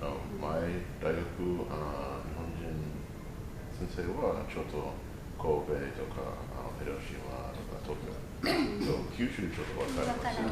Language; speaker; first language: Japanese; non-native, learner; English